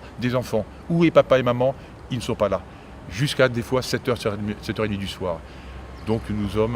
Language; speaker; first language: French; native; French